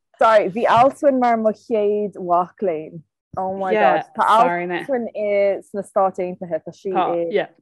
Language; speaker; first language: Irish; non-native, local second language; English